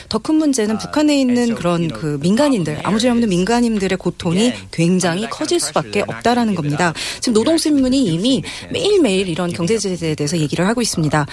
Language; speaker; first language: Korean; non-native, fluent; English